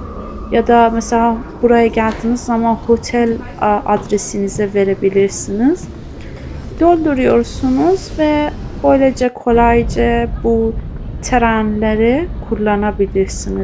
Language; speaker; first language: Turkish; non-native, fluent; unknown